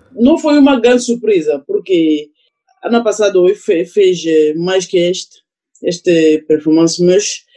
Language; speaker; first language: Portuguese; non-native, learner; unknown